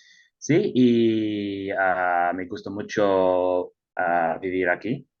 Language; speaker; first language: Spanish; non-native, learner; English